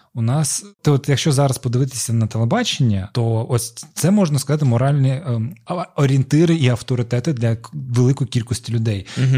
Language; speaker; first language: Ukrainian; non-native, local second language; Russian